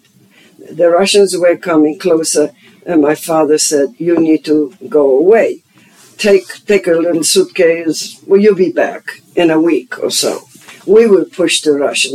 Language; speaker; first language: English; non-native, fluent; German